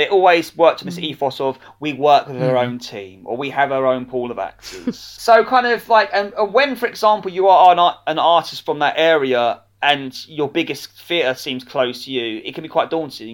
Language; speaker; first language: English; native; English